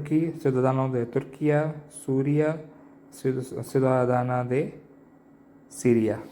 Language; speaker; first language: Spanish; non-native, learner; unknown